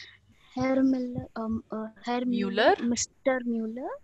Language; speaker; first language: German; non-native, learner; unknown